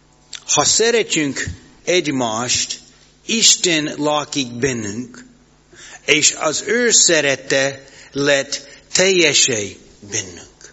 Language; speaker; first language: Hungarian; non-native, fluent; English